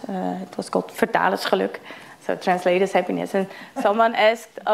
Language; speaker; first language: English; non-native, fluent; Dutch